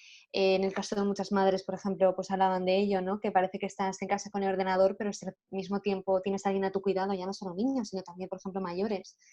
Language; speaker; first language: Spanish; native; Spanish